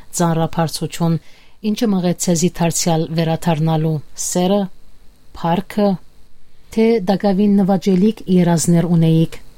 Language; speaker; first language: Armenian; native; Armenian